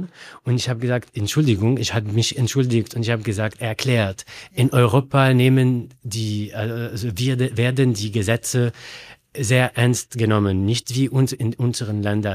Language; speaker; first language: German; non-native, learner; Arabic